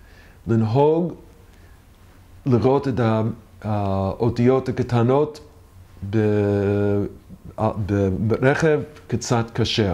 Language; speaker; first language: Hebrew; non-native, learner; English